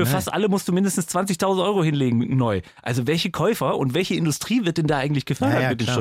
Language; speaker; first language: German; native; German